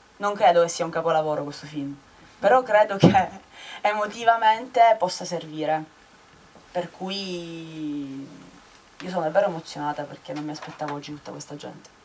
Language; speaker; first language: Italian; native; Italian